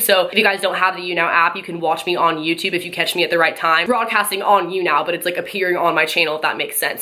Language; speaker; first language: English; native; English